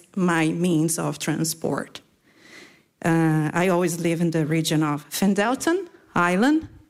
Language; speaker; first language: English; non-native, fluent; Portuguese